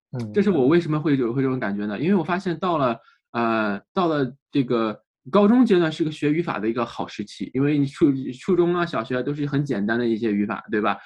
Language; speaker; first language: Chinese; native; Chinese